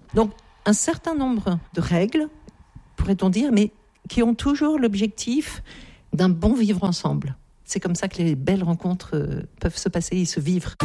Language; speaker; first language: French; native; French